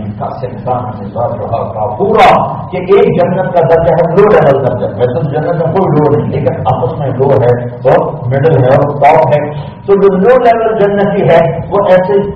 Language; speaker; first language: Urdu; non-native, local second language; Punjabi